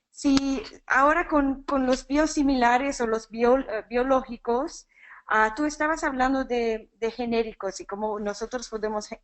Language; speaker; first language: Spanish; non-native, fluent; English